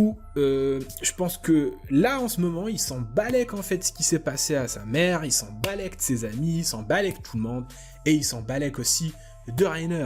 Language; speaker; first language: French; native; French